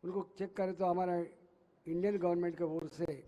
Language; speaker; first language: Hindi; non-native, local second language; Telugu